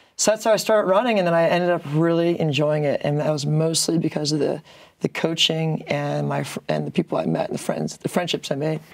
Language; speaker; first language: English; native; English